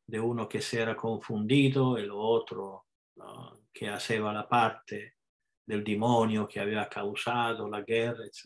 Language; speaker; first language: Spanish; non-native, fluent; Italian